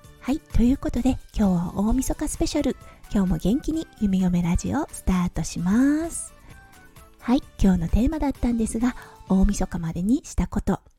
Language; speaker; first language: Japanese; native; Japanese